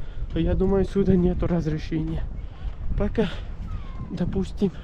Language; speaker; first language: Russian; non-native, learner; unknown